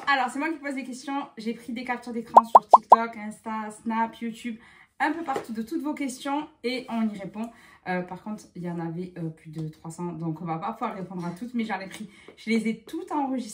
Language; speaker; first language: French; native; French